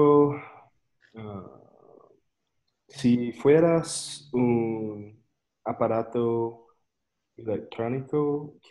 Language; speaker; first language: Spanish; non-native, learner; English